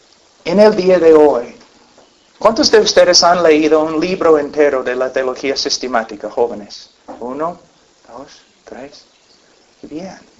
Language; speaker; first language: Spanish; non-native, fluent; English